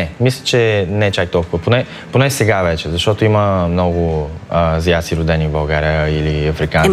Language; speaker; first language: Bulgarian; early bilingual, other home language; Chinese